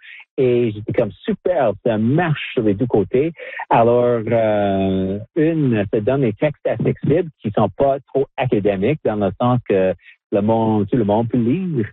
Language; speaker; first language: French; non-native, local second language; English